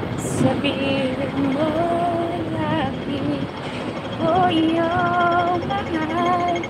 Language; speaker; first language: Filipino; native; Filipino